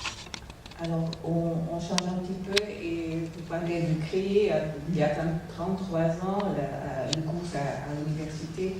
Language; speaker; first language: French; non-native, fluent; Portuguese